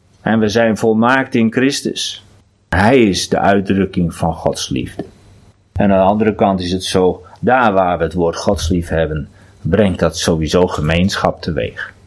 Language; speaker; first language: Dutch; non-native, local second language; Western Frisian